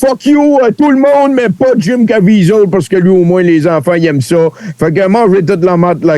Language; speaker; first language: French; native; French